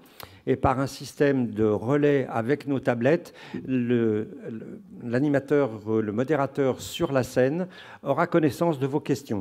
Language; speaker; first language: French; native; French